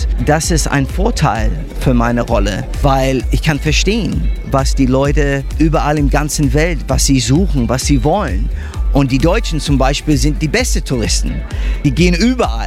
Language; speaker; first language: German; non-native, learner; English